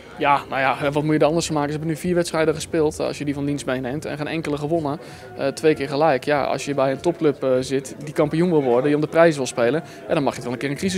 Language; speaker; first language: Dutch; native; Dutch